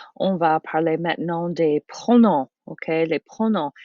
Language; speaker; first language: French; non-native, fluent; English